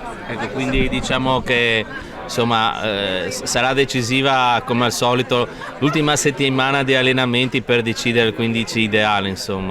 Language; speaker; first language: Italian; native; Italian